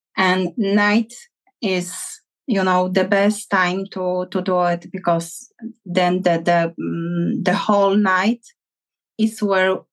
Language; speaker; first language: English; non-native, fluent; Polish